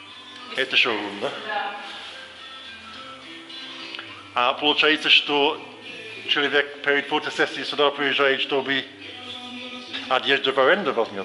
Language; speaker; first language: Russian; non-native, learner; English